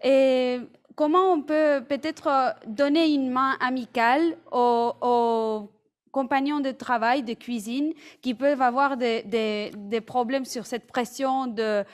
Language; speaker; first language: French; non-native, fluent; Spanish